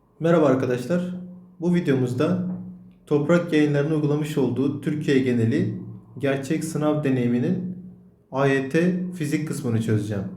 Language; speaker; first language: Turkish; native; Turkish